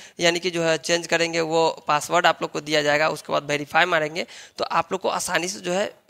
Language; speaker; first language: Hindi; native; Hindi